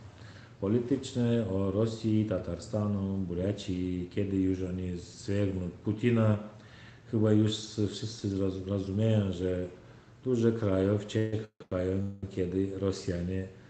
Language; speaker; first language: Polish; non-native, learner; Turkmen